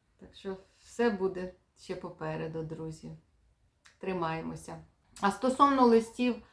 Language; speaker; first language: Ukrainian; native; Ukrainian